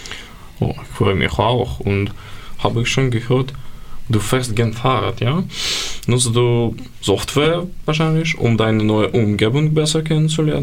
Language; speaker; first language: German; non-native, learner; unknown